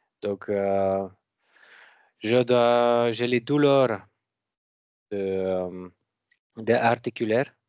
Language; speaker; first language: French; non-native, learner; Macedonian